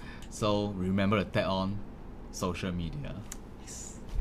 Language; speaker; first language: English; non-native, local second language; Chinese